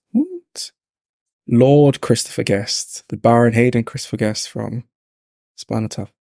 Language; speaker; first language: English; native; English